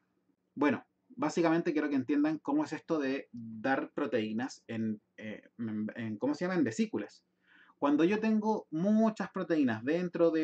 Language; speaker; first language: Spanish; native; Spanish